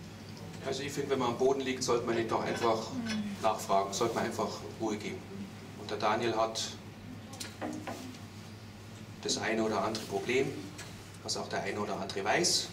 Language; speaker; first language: German; native; German